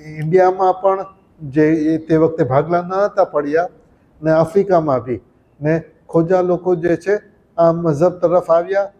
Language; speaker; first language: Gujarati; early bilingual, heritage; Gujarati